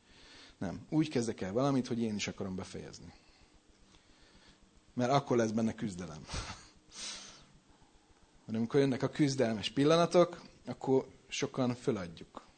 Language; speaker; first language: Hungarian; native; Hungarian